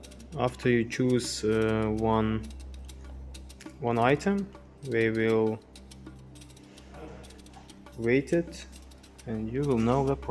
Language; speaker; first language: English; non-native, learner; Lithuanian